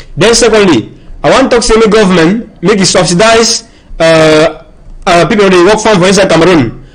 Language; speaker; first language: Nigerian Pidgin; native; Nigerian Pidgin